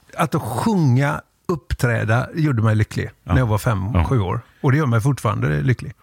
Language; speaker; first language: Swedish; native; Swedish